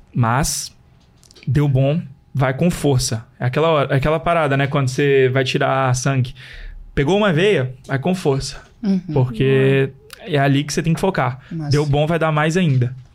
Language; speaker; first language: Portuguese; native; Portuguese